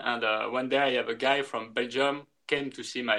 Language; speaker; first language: English; non-native, fluent; French